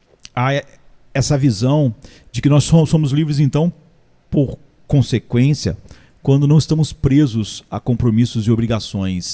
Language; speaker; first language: Portuguese; native; Portuguese